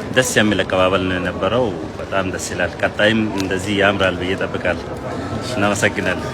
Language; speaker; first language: Amharic; non-native, local second language; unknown